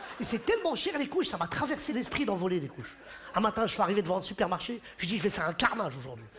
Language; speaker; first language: French; early bilingual, other home language; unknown